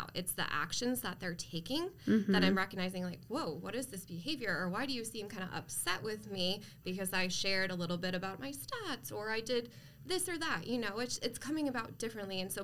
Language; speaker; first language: English; native; English